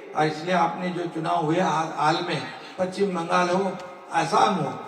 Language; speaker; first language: Hindi; non-native, local second language; Marathi